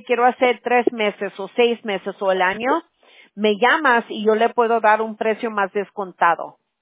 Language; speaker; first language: Spanish; early bilingual, heritage; Spanish